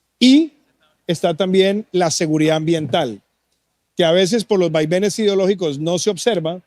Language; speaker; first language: Spanish; native; Spanish